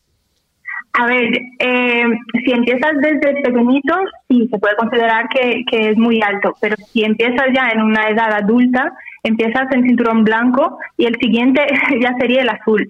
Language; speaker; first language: Spanish; non-native, fluent; Portuguese